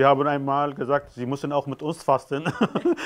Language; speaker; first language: German; non-native, fluent; Arabic